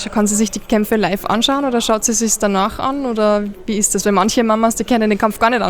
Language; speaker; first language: German; native; German